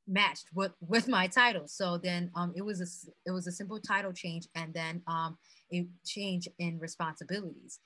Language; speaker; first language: English; non-native, fluent; Haitian Creole